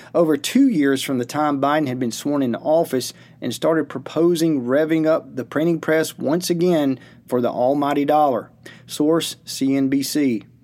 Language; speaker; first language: English; native; English